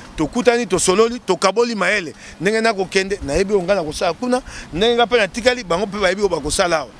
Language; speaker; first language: Lingala; non-native, local second language; Luba-Lulua